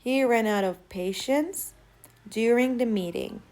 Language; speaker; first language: English; non-native, fluent; Turkish